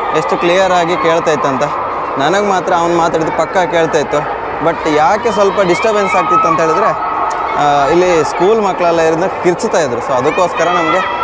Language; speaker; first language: Kannada; non-native, local second language; Tulu